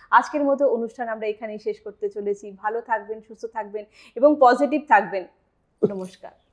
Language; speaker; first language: Bangla; native; Bangla